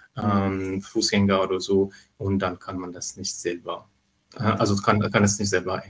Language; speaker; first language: German; non-native, fluent; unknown